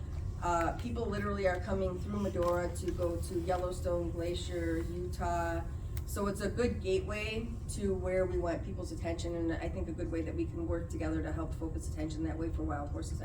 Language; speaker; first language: English; native; English